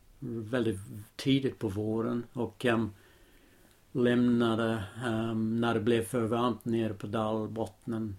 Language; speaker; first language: Swedish; non-native, fluent; English